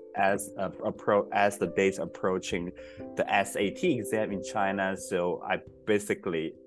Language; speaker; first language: English; non-native, fluent; Chinese